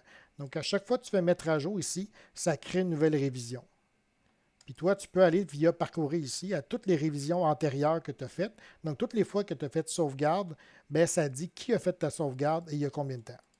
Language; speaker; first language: French; native; French